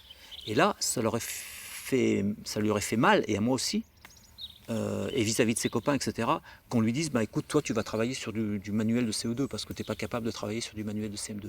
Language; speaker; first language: French; native; French